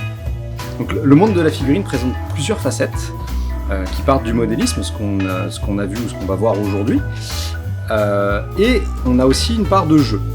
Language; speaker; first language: French; native; French